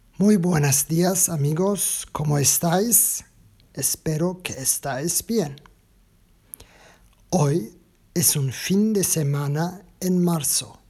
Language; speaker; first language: Spanish; non-native, learner; Turkish